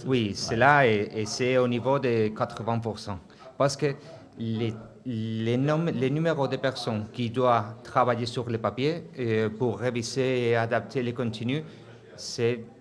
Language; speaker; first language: French; non-native, fluent; Spanish